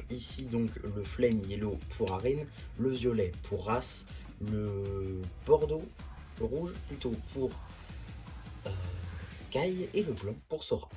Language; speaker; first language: French; native; French